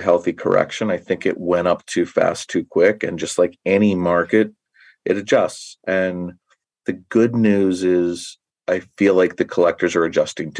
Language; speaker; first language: English; native; English